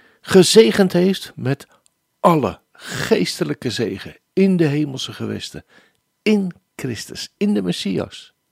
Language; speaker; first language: Dutch; native; Dutch